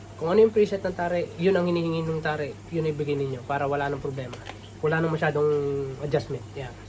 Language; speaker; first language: Filipino; native; Filipino